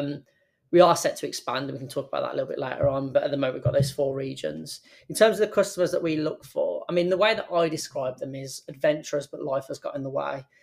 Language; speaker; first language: English; native; English